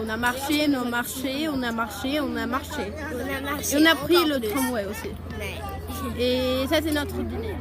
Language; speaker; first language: French; non-native, learner; Swedish